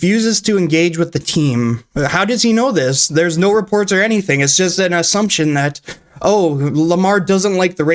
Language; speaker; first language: English; native; English